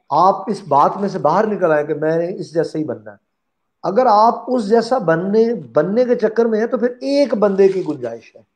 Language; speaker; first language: Urdu; non-native, local second language; Punjabi